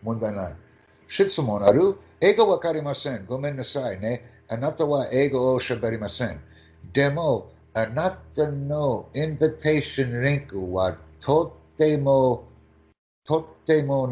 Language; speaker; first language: Japanese; non-native, learner; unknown